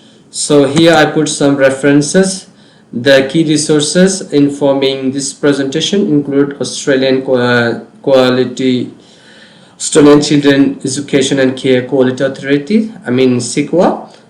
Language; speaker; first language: English; non-native, local second language; Bangla